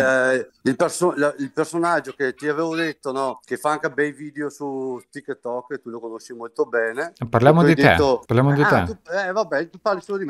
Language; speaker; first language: Italian; native; Italian